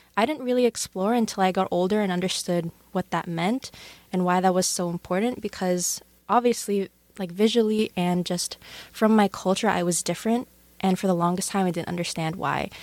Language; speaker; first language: English; native; English